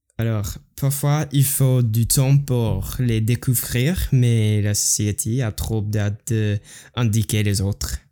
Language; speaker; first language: French; non-native, learner; English